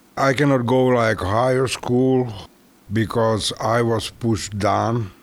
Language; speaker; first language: English; non-native, learner; Hungarian